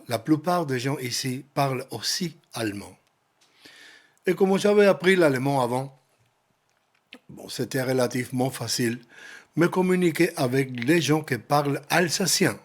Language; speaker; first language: French; non-native, learner; Spanish